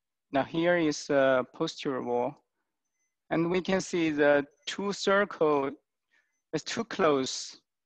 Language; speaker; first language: English; non-native, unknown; Chinese